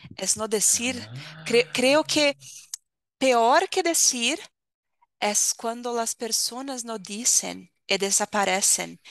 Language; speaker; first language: Spanish; non-native, fluent; Portuguese